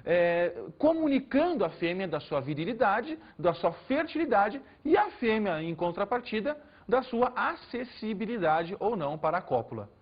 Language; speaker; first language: Portuguese; native; Portuguese